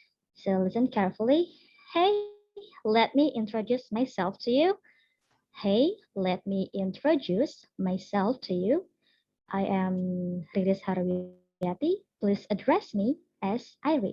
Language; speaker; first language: English; non-native, learner; Indonesian